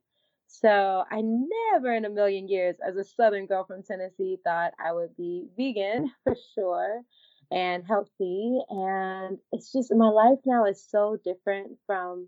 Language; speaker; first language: English; native; English